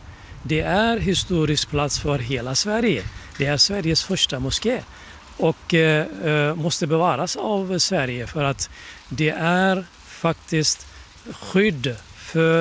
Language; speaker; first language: Swedish; non-native, fluent; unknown